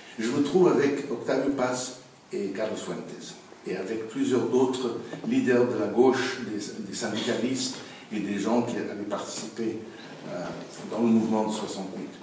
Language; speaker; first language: French; non-native, fluent; English